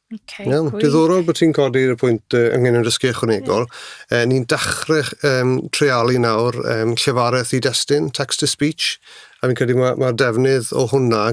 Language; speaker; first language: Welsh; native; Welsh